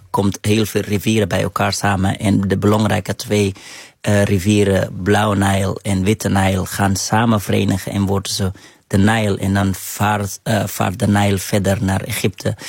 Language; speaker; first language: Dutch; non-native, fluent; Arabic